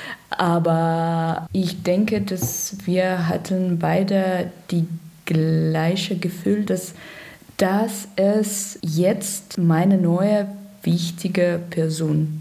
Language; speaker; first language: German; non-native, learner; Russian